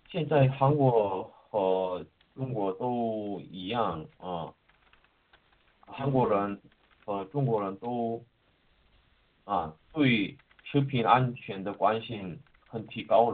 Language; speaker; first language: Chinese; non-native, learner; Korean